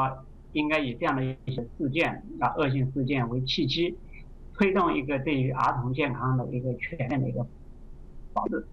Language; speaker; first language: Chinese; native; Chinese